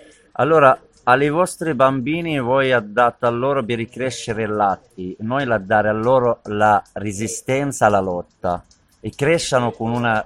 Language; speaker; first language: Italian; non-native, learner; Arabic